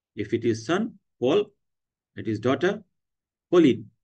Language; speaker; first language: English; non-native, local second language; Hindi